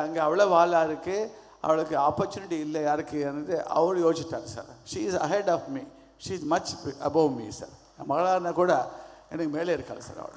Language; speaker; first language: Tamil; non-native, learner; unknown